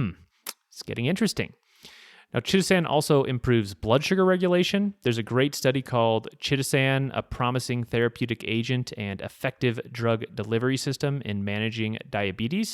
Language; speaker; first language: English; native; English